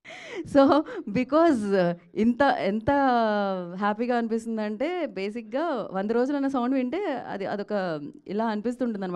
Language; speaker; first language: Telugu; native; Telugu